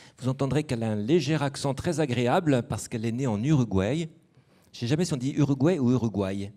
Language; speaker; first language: French; native; French